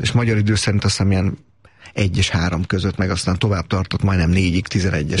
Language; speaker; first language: Hungarian; native; Hungarian